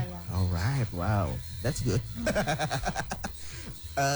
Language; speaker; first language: English; non-native, fluent; Indonesian